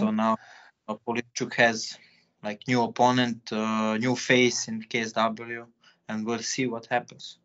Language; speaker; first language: English; non-native, fluent; Serbian